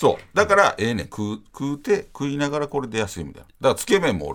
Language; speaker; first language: Japanese; native; Japanese